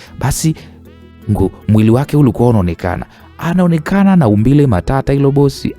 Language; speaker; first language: Swahili; native; Swahili